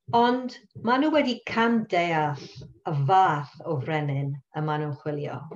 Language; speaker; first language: Welsh; non-native, local second language; English